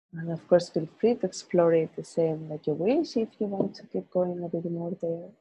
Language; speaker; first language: English; non-native, fluent; Spanish